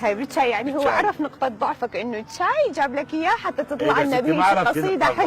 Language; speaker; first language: Arabic; native; Arabic